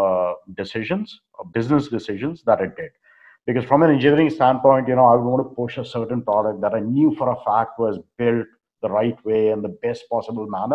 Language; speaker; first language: English; non-native, local second language; Hindi